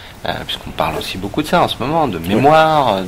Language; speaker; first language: French; native; French